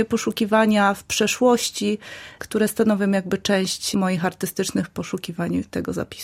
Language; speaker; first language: Polish; native; Polish